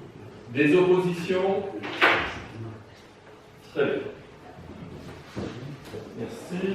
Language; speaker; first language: French; native; French